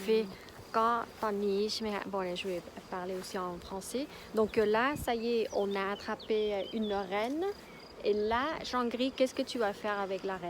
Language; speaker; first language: French; non-native, fluent; Thai